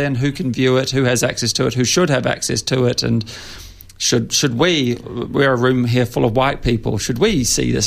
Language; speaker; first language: English; native; English